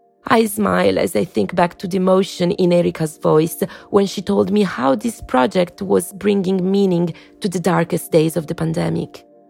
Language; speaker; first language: English; non-native, fluent; Italian